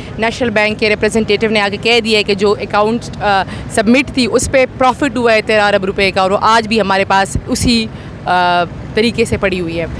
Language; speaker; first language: Urdu; non-native, local second language; Pashto